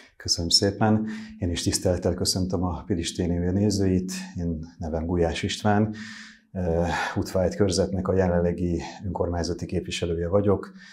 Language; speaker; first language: Hungarian; native; Hungarian